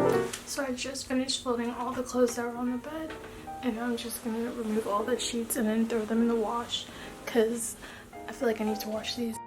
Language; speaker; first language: English; native; English